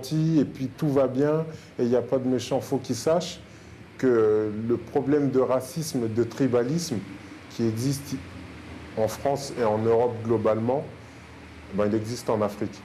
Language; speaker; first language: French; native; French